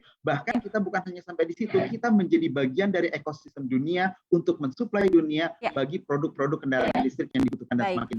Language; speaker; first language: Indonesian; native; Indonesian